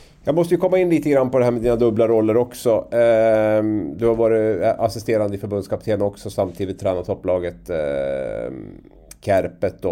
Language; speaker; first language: Swedish; native; Swedish